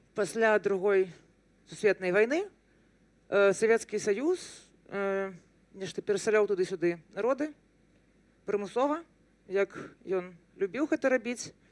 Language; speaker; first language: Belarusian; non-native, local second language; Russian